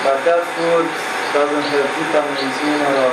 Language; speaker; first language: English; non-native, learner; Romanian